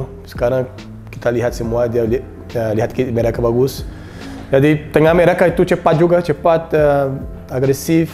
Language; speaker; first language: Indonesian; non-native, learner; Portuguese